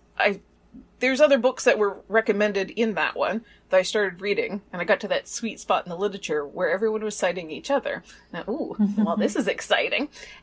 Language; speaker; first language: English; native; English